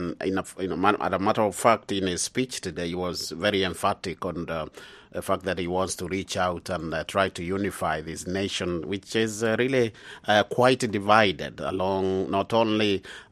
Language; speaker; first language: English; non-native, local second language; Swahili